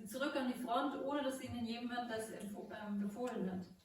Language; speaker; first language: German; native; German